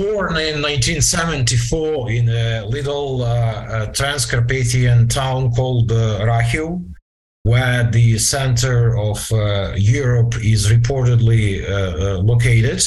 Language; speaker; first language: English; non-native, fluent; Ukrainian